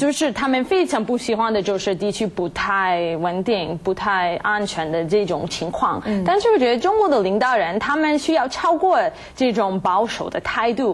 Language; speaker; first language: Chinese; non-native, fluent; English